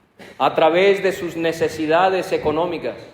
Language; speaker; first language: Spanish; native; Spanish